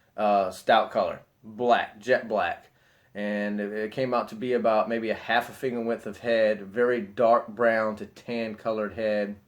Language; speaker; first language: English; native; English